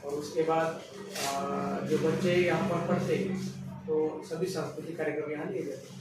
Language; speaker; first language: Hindi; non-native, local second language; Marathi